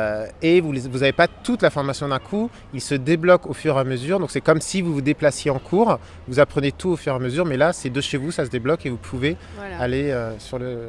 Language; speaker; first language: French; native; French